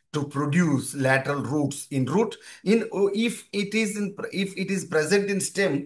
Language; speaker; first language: English; non-native, local second language; Telugu